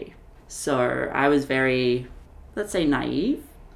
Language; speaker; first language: English; native; English